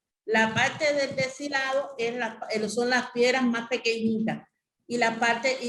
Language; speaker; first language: Spanish; native; Spanish